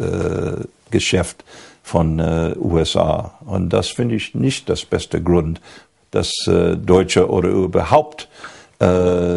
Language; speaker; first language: German; non-native, fluent; English